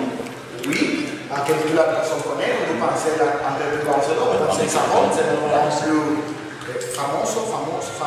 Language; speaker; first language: French; non-native, learner; Spanish